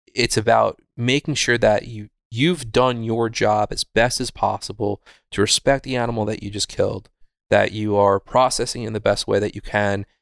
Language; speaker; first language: English; native; English